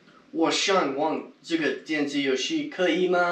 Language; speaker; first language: Chinese; non-native, learner; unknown